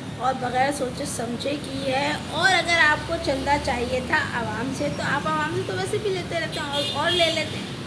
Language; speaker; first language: Urdu; native; Urdu